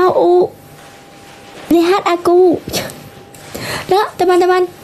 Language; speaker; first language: Indonesian; non-native, learner; Vietnamese